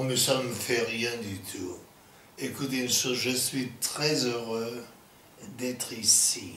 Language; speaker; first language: French; non-native, fluent; English